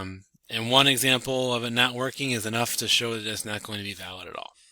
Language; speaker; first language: English; native; English